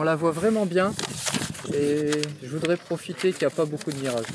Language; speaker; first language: French; native; French